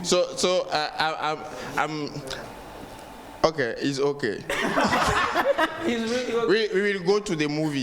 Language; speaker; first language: English; non-native, learner; French